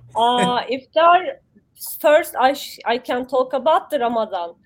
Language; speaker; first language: English; non-native, learner; Turkish